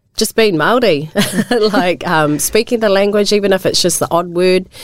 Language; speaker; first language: English; native; English